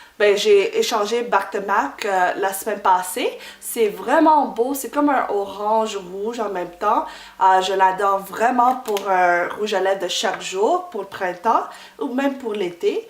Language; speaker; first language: French; non-native, fluent; English